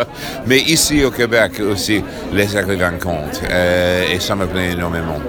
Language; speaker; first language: French; non-native, fluent; English